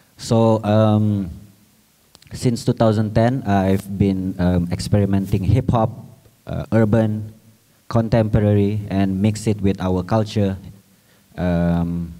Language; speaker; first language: Malay; native; Malay